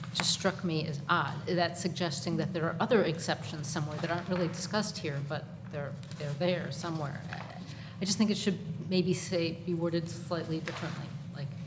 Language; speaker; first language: English; native; English